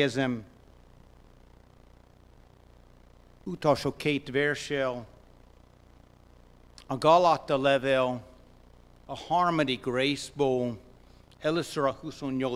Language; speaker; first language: Hungarian; non-native, fluent; English